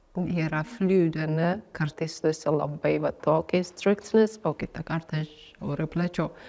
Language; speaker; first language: Lithuanian; non-native, fluent; Amharic